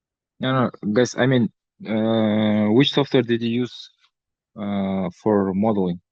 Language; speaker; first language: English; non-native, learner; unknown